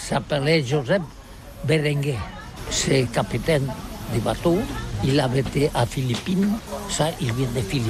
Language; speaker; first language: French; non-native, learner; Catalan